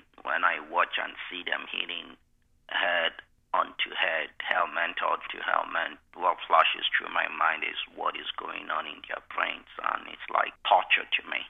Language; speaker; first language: English; non-native, local second language; Igbo